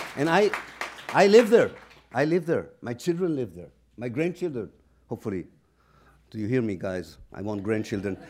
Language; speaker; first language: English; non-native, fluent; Hebrew